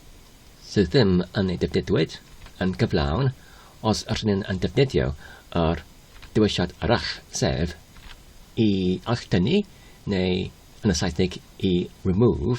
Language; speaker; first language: Welsh; non-native, learner; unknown